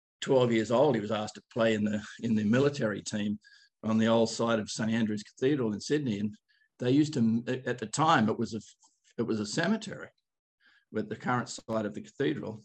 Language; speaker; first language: English; native; English